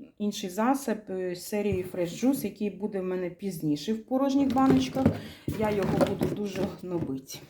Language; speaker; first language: Ukrainian; non-native, local second language; Russian